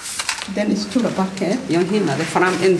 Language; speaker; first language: Swedish; non-native, learner; Somali